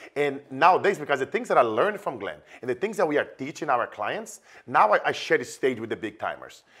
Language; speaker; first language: English; non-native, fluent; Portuguese